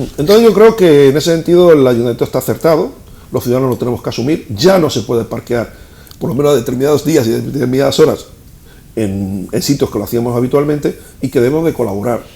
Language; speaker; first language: Spanish; native; Spanish